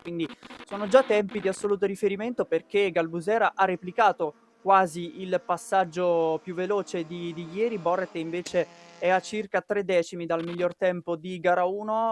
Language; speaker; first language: Italian; native; Italian